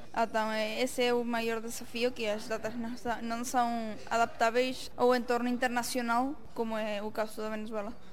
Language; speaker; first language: Portuguese; early bilingual, heritage; Spanish